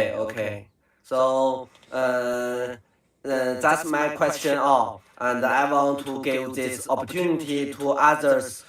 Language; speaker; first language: English; non-native, learner; Chinese